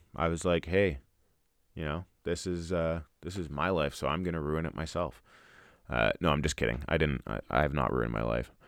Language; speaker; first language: English; native; English